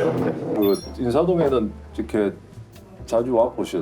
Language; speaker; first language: Korean; native; Korean